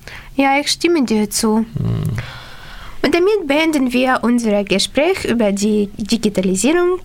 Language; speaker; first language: German; non-native, learner; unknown